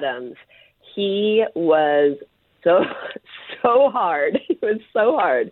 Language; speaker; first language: English; native; English